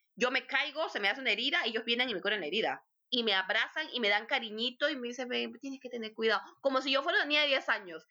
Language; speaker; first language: Spanish; native; Spanish